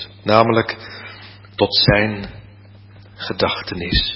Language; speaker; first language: Dutch; native; Dutch